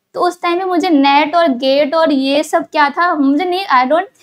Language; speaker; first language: Hindi; native; Hindi